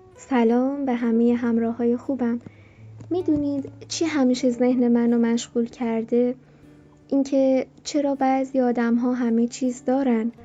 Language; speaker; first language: Persian; native; Persian